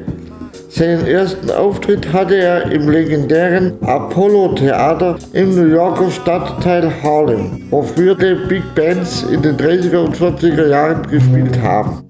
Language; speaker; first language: German; native; German